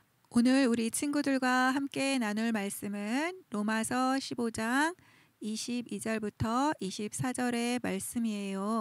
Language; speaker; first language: Korean; native; Korean